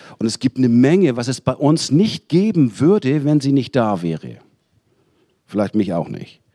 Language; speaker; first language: German; native; German